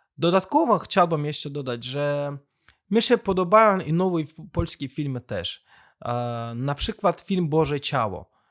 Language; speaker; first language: Polish; non-native, fluent; Azerbaijani